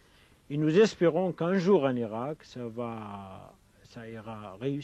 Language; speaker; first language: French; non-native, fluent; Kurdish